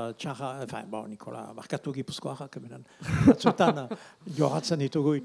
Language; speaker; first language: Basque; native; Basque